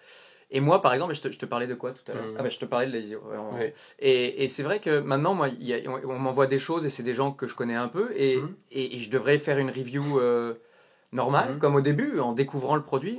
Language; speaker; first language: French; native; French